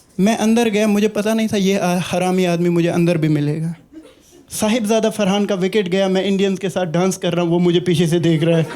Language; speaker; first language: Hindi; non-native, local second language; Kashmiri